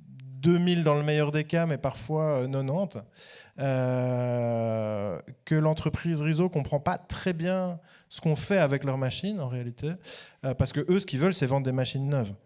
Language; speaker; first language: French; native; French